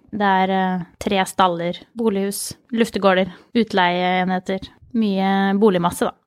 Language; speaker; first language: Norwegian; native; Norwegian